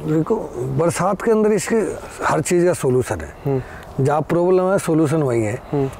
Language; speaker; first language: Hindi; native; Hindi